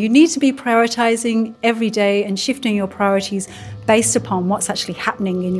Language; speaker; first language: English; native; English